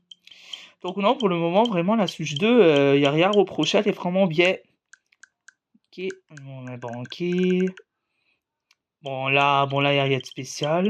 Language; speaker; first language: French; native; French